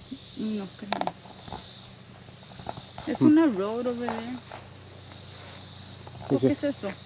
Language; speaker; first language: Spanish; early bilingual, other home language; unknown